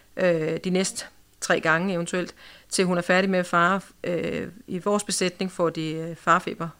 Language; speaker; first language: Danish; native; Danish